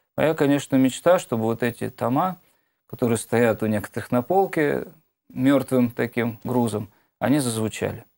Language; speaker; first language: Russian; native; Russian